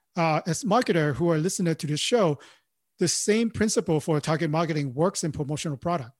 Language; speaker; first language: English; non-native, local second language; Cantonese